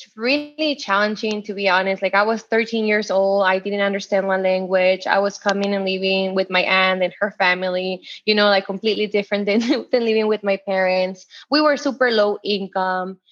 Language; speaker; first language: English; non-native, fluent; Spanish